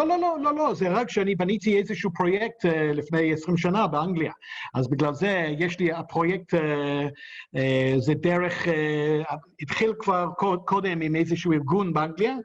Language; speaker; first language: Hebrew; non-native, fluent; English